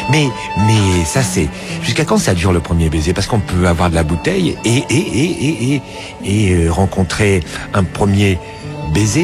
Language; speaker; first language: French; native; French